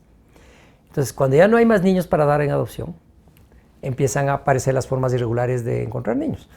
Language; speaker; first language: Spanish; native; Spanish